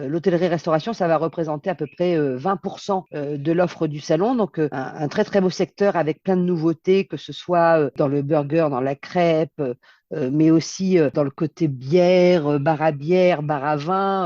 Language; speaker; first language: French; native; French